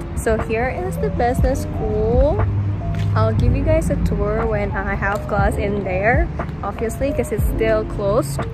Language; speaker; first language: English; non-native, fluent; Indonesian